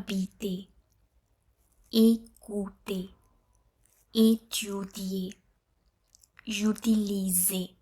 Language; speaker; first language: French; non-native, fluent; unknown